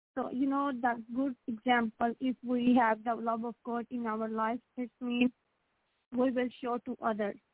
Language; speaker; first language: English; non-native, local second language; Punjabi